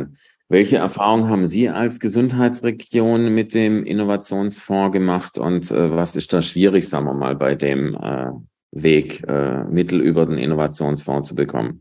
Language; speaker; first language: German; native; German